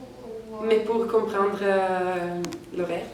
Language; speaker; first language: French; non-native, fluent; Italian